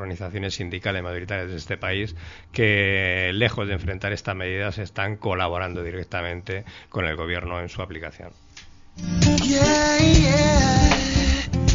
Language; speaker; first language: Spanish; native; Spanish